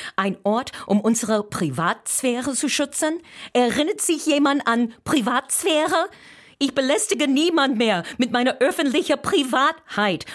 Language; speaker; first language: German; non-native, fluent; English